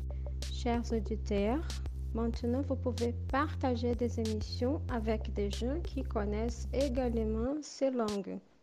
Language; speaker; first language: French; non-native, fluent; Portuguese